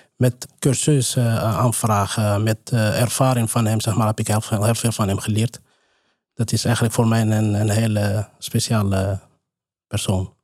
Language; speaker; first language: Dutch; non-native, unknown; Arabic